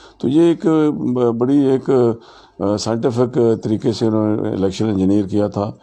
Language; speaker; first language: Urdu; non-native, local second language; Pahari-Potwari